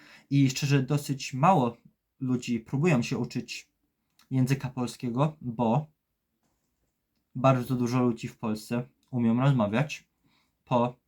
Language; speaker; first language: Polish; early bilingual, heritage; Polish